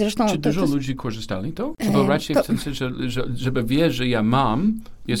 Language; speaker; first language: Polish; non-native, learner; English